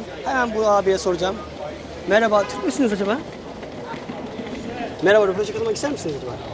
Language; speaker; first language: Turkish; native; Turkish